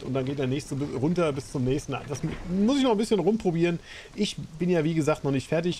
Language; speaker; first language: German; native; German